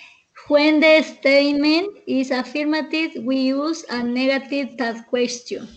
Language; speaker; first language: English; non-native, learner; Spanish